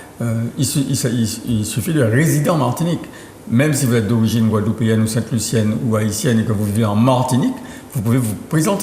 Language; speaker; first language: French; native; French